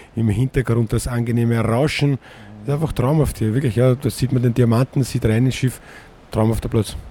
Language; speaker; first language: German; native; German